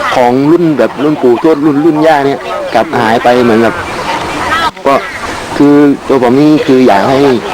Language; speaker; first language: Thai; non-native, local second language; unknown